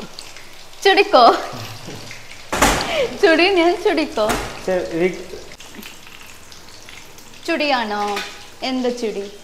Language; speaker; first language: Malayalam; non-native, learner; Tamil